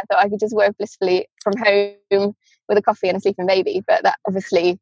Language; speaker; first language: English; native; English